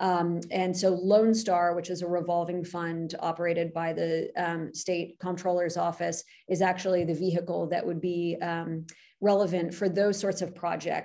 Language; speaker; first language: English; native; English